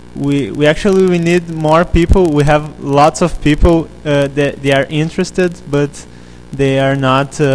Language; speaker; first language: English; non-native, fluent; Portuguese